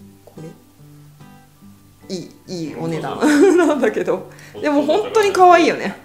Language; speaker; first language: Japanese; native; Japanese